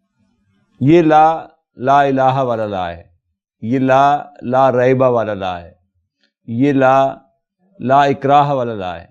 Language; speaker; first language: Urdu; native; Urdu